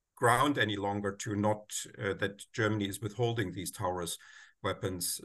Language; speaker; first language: English; non-native, fluent; German